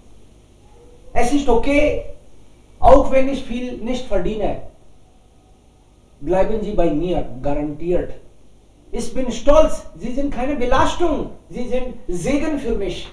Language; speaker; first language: German; non-native, learner; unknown